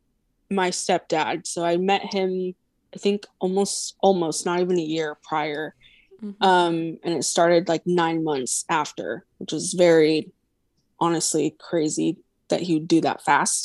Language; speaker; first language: English; native; English